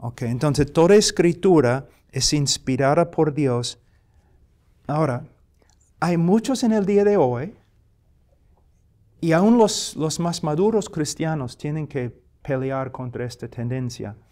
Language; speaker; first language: Spanish; non-native, fluent; English